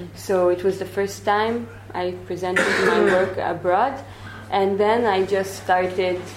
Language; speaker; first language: English; non-native, fluent; Hebrew